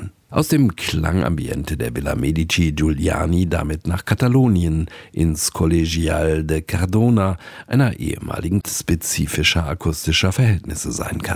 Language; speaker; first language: German; native; German